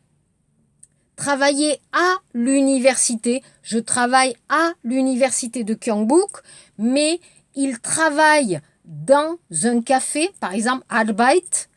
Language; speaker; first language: French; native; French